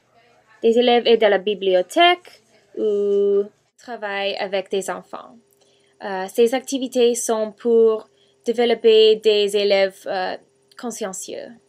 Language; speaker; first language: French; non-native, learner; English